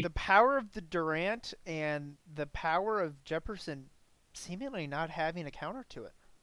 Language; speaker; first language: English; native; English